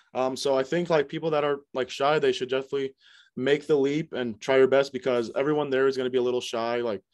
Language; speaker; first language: English; native; English